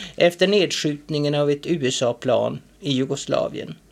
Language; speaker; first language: Swedish; native; Swedish